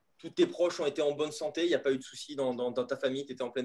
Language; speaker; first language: French; native; French